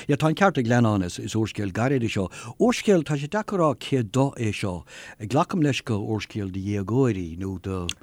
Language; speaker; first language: Irish; non-native, local second language; English